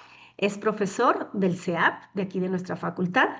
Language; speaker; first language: Spanish; native; Spanish